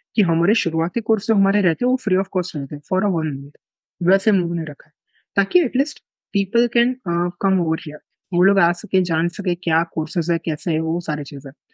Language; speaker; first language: Hindi; non-native, local second language; Gujarati